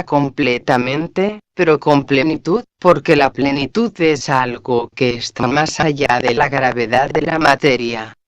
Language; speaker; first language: Spanish; native; Spanish